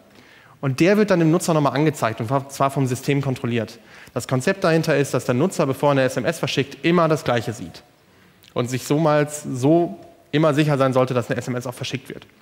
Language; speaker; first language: German; native; German